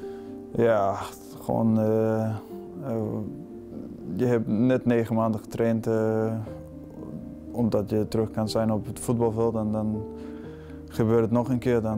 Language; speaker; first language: Dutch; non-native, fluent; Danish